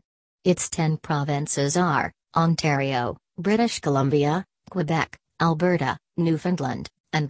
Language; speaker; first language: English; non-native, local second language; Urdu